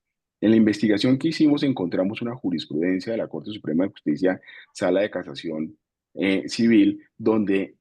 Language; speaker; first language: Spanish; native; Spanish